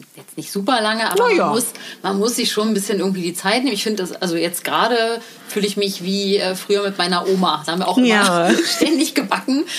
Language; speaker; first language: German; native; German